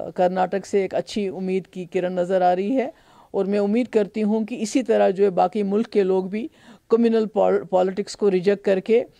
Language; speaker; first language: Hindi; non-native, local second language; Kashmiri